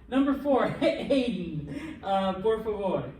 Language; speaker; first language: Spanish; non-native, fluent; English